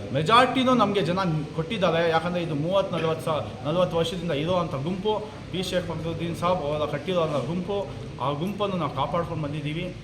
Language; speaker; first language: Kannada; non-native, local second language; Urdu